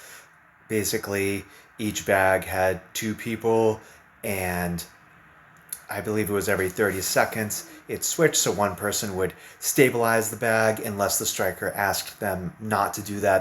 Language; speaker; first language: English; native; English